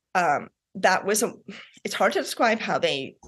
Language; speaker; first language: English; native; English